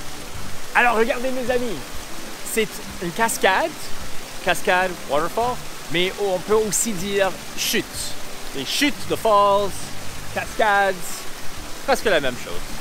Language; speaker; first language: French; non-native, local second language; English